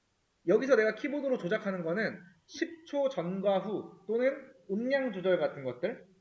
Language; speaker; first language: Korean; native; Korean